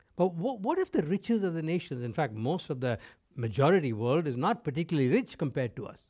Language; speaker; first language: English; non-native, local second language; Tamil